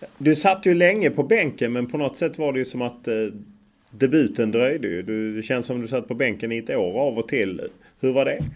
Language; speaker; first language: Swedish; native; Swedish